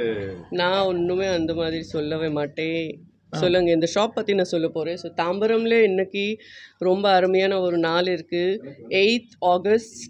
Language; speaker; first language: Tamil; non-native, learner; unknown